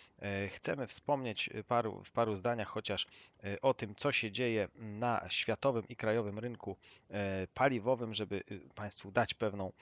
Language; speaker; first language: Polish; native; Polish